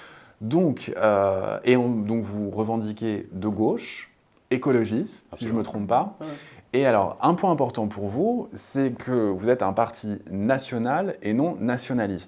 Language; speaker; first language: French; native; French